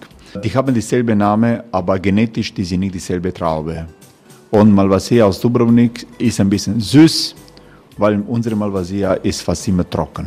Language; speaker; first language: German; non-native, learner; Croatian